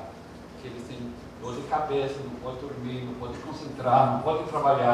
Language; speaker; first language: Portuguese; early bilingual, heritage; Portuguese